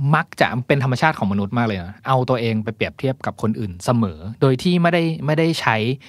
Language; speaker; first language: Thai; native; Thai